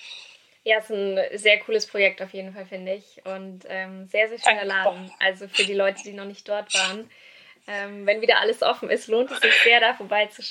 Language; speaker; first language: German; native; German